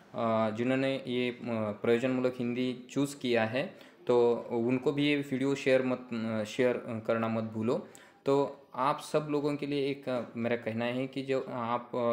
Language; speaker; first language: Hindi; non-native, local second language; Marathi